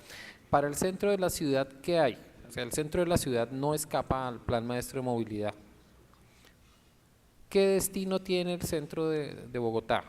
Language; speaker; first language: Spanish; native; Spanish